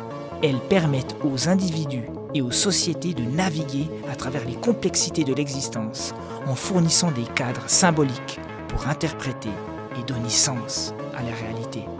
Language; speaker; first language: French; native; French